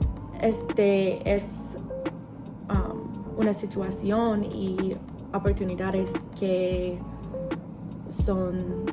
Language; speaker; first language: Spanish; non-native, learner; English